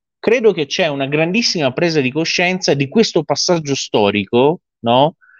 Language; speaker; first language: Italian; non-native, fluent; Persian